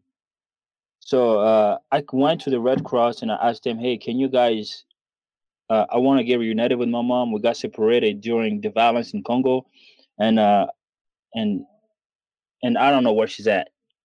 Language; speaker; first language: English; non-native, fluent; Kinyarwanda